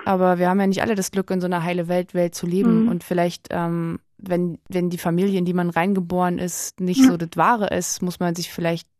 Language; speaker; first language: German; native; German